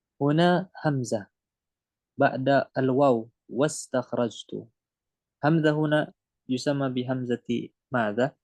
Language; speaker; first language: Arabic; non-native, fluent; Indonesian